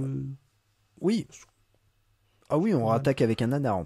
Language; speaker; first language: French; native; French